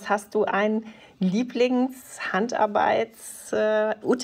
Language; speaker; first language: German; native; German